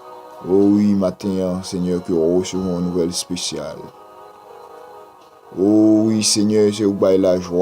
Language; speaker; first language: French; non-native, local second language; Haitian Creole